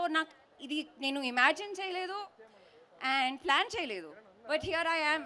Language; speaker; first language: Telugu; non-native, learner; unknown